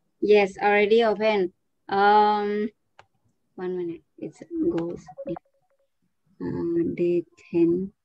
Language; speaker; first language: English; non-native, fluent; Nepali